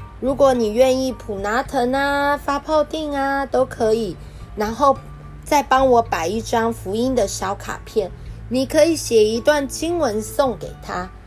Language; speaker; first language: Chinese; native; Chinese